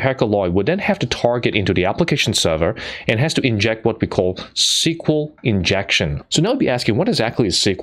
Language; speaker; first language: English; non-native, fluent; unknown